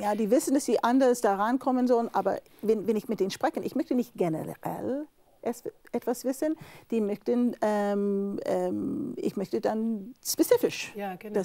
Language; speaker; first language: German; non-native, fluent; English